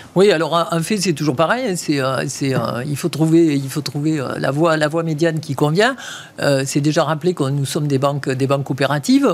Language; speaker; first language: French; native; French